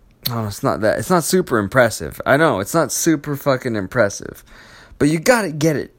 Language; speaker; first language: English; native; English